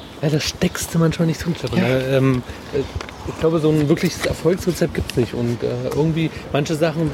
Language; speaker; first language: German; native; German